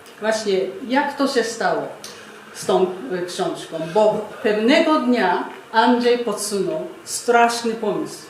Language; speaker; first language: Polish; non-native, fluent; Japanese